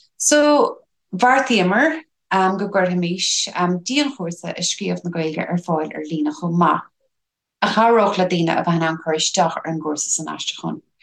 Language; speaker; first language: Irish; native; Irish